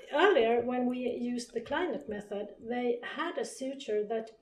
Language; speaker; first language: English; non-native, fluent; Polish